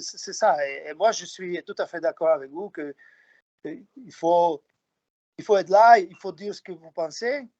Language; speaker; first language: French; non-native, fluent; Slovak